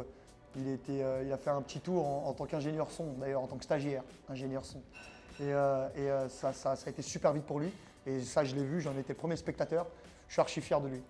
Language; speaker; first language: French; native; French